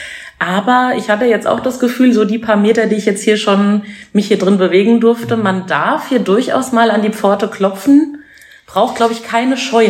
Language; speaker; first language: German; native; German